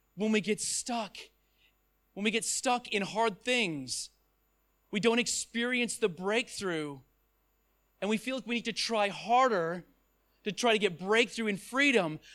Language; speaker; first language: English; native; English